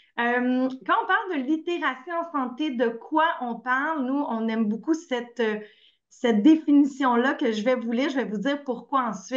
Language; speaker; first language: French; native; French